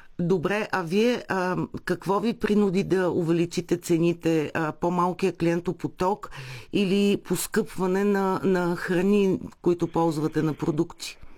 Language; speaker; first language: Bulgarian; native; Bulgarian